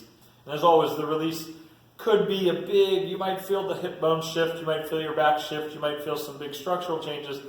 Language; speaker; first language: English; native; English